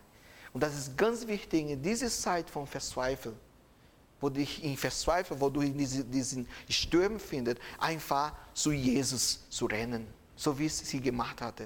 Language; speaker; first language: German; non-native, fluent; Portuguese